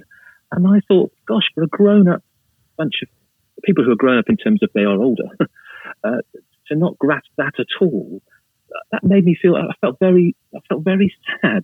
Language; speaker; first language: English; native; English